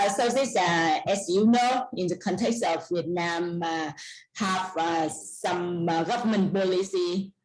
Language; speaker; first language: English; non-native, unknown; Vietnamese